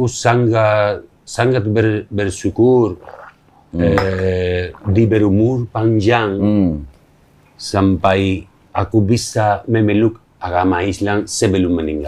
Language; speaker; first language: Indonesian; non-native, learner; Spanish